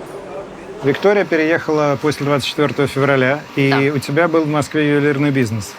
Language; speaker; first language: Russian; native; Russian